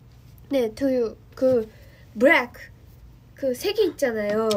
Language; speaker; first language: Korean; non-native, fluent; Japanese